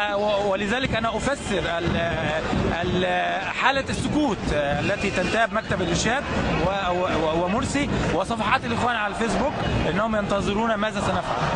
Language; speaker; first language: Arabic; native; Arabic